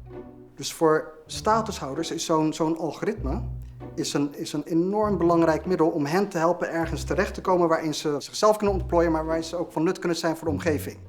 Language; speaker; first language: Dutch; native; Dutch